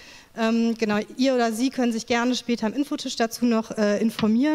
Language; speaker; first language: German; native; German